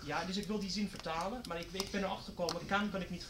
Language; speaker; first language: Dutch; non-native, fluent; English